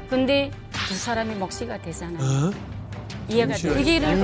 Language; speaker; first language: Korean; native; Korean